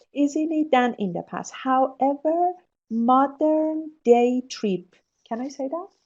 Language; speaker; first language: English; non-native, fluent; Persian